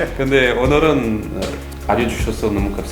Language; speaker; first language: Korean; non-native, learner; French